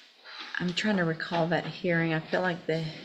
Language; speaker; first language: English; native; English